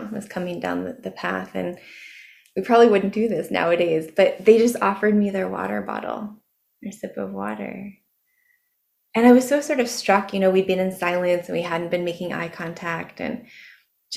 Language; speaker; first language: English; native; English